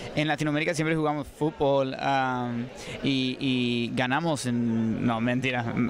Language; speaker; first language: Spanish; non-native, fluent; English